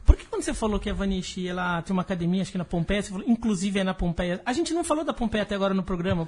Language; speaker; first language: Portuguese; native; Portuguese